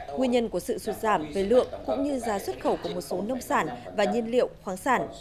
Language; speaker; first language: Vietnamese; native; Vietnamese